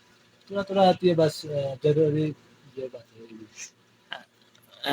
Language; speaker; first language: Hindi; non-native, learner; Bangla